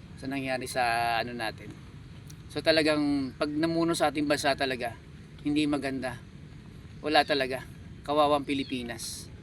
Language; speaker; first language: Filipino; native; Filipino